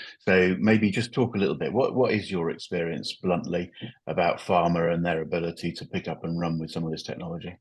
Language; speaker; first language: English; native; English